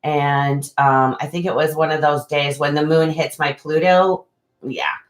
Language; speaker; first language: English; native; English